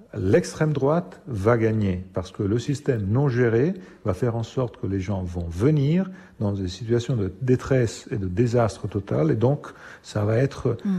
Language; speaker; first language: French; non-native, fluent; Italian